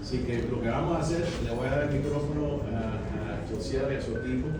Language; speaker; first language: Spanish; early bilingual, heritage; Spanish